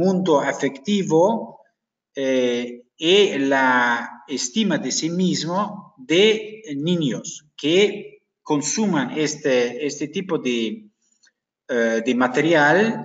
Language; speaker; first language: Spanish; non-native, fluent; German